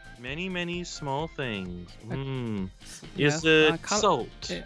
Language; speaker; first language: English; non-native, fluent; Japanese